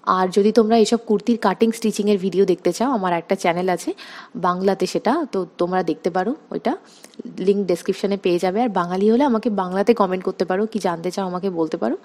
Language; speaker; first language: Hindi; non-native, local second language; Bangla